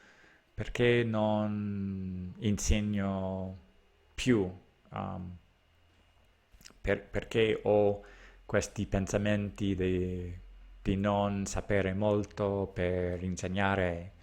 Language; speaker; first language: Italian; non-native, learner; English